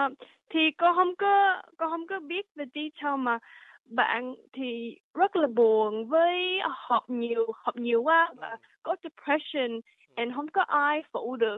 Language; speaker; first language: Vietnamese; early bilingual, heritage; Vietnamese